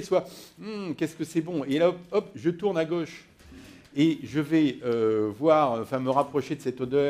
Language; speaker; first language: French; native; French